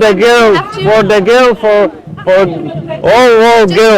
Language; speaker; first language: English; non-native, learner; Lithuanian